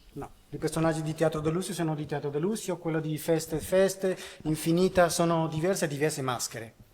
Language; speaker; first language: Italian; non-native, learner; Spanish